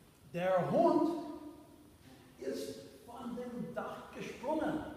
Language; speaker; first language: German; non-native, fluent; English